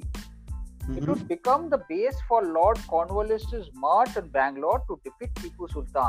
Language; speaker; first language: English; non-native, local second language; Bangla